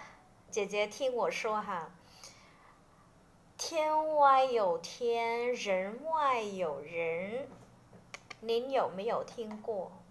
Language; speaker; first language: Chinese; non-native, fluent; Vietnamese